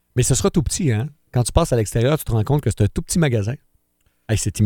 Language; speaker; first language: French; native; French